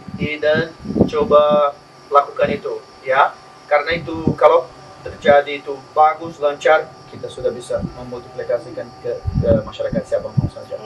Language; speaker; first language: Indonesian; non-native, learner; Spanish